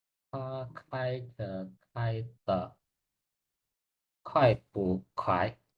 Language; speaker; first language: Chinese; non-native, learner; Indonesian